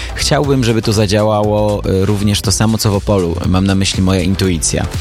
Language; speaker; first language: Polish; early bilingual, other home language; Armenian